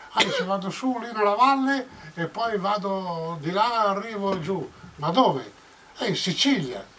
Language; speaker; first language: Italian; native; Italian